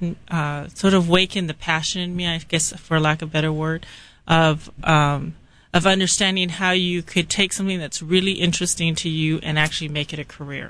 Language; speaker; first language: English; native; English